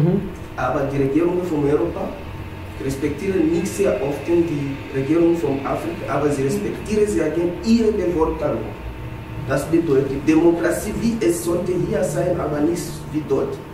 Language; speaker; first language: German; non-native, learner; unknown